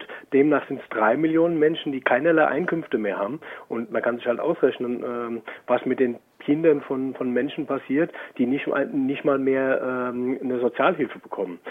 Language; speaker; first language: German; native; German